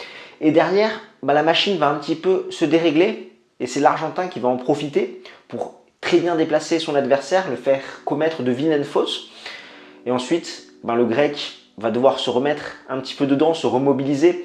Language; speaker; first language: French; native; French